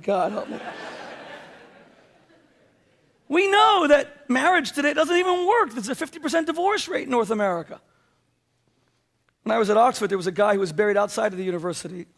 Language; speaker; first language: English; native; English